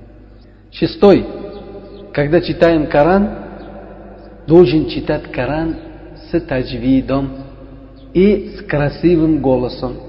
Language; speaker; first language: Russian; non-native, learner; Uzbek